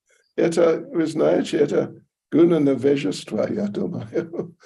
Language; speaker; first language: Russian; non-native, learner; English